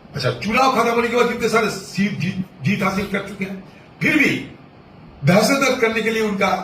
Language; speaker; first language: Hindi; non-native, local second language; Bangla